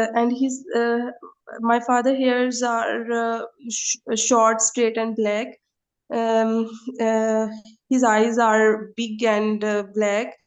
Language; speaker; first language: English; non-native, learner; Urdu